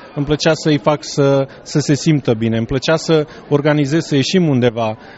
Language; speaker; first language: Romanian; native; Romanian